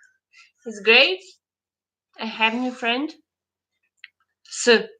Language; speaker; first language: English; non-native, learner; Ukrainian